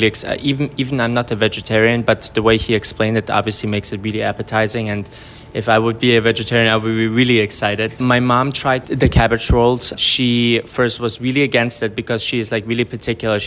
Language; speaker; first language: English; non-native, fluent; German